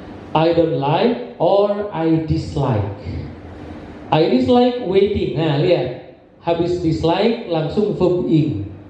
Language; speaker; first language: English; non-native, learner; Indonesian